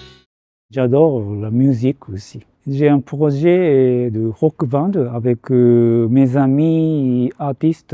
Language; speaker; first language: French; non-native, fluent; Japanese